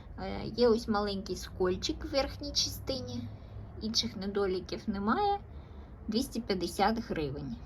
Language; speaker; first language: Ukrainian; non-native, local second language; Russian